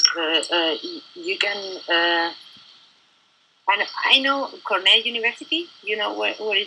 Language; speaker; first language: English; non-native, learner; Spanish